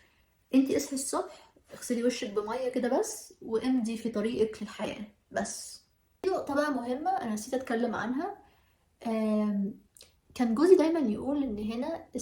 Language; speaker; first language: Arabic; native; Arabic